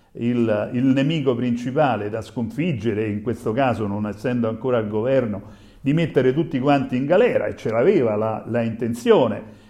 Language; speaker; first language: Italian; native; Italian